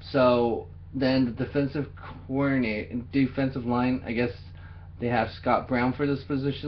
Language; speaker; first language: English; native; English